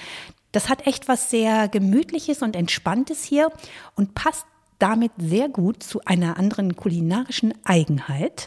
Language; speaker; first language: German; native; German